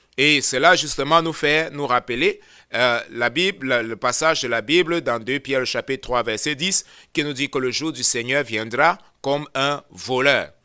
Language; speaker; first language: French; non-native, local second language; Lingala